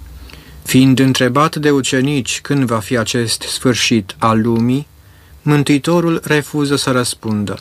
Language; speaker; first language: Romanian; native; Romanian